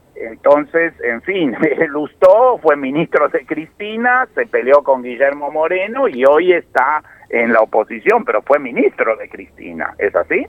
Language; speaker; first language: Spanish; native; Spanish